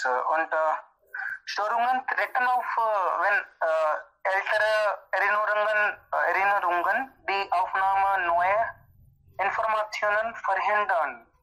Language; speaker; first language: German; non-native, learner; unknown